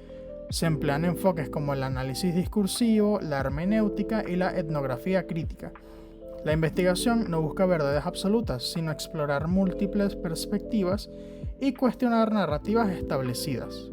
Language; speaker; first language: Spanish; native; Spanish